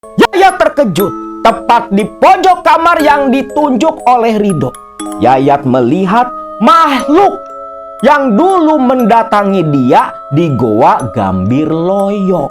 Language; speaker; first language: Indonesian; non-native, local second language; Sundanese